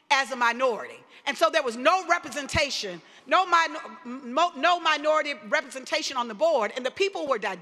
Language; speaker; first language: English; native; English